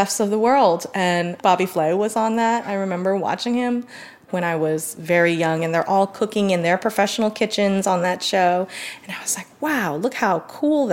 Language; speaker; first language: English; native; English